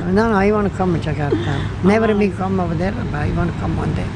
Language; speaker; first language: English; non-native, learner; Italian